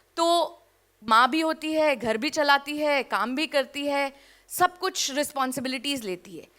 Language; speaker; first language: Hindi; native; Hindi